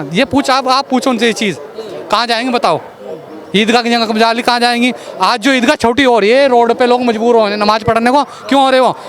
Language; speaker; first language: Hindi; native; Hindi